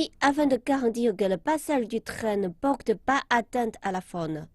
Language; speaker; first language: French; non-native, fluent; Chinese